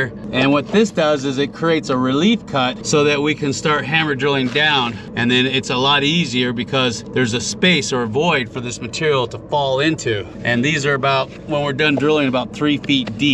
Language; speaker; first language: English; native; English